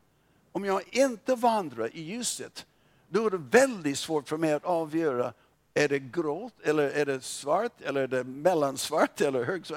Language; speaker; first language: Swedish; non-native, fluent; English